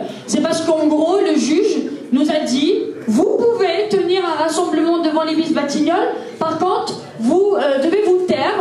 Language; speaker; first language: French; native; French